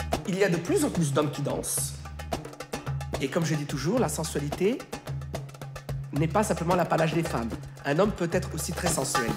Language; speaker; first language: French; non-native, local second language; Arabic